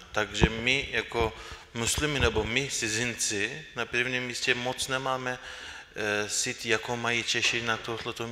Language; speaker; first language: Czech; non-native, fluent; Turkish